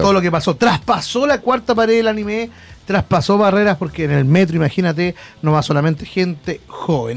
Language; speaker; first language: Spanish; native; Spanish